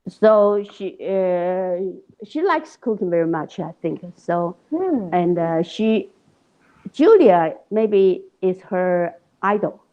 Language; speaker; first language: English; non-native, learner; Chinese